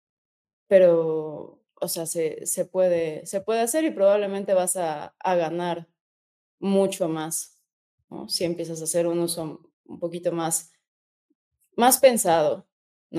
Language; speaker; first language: Spanish; native; Spanish